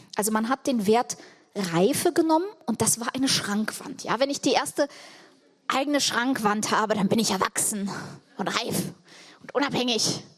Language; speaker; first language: German; early bilingual, other home language; Russian